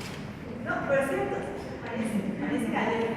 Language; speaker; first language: Spanish; native; Spanish